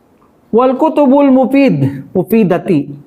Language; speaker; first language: Arabic; non-native, fluent; Filipino